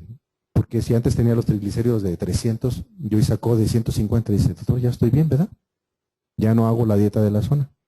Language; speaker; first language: Spanish; native; Spanish